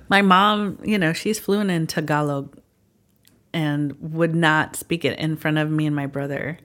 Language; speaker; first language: English; early bilingual, other home language; Filipino